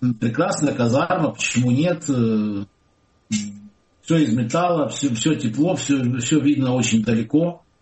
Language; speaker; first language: Russian; non-native, local second language; Ukrainian